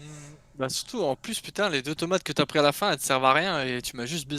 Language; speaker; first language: French; native; French